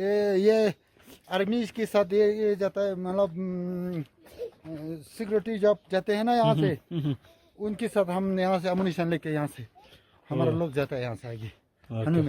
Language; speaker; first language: Hindi; non-native, local second language; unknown